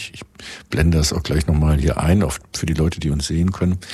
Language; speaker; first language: German; native; German